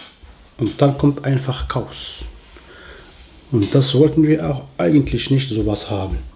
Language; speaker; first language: German; non-native, learner; Arabic